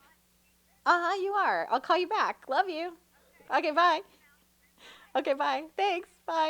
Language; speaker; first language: English; native; English